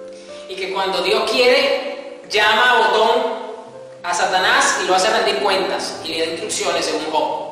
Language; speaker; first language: Spanish; native; Spanish